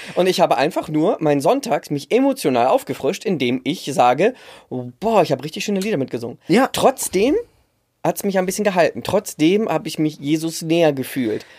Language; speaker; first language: German; native; German